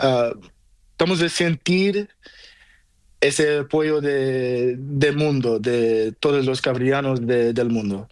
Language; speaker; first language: Spanish; non-native, learner; Portuguese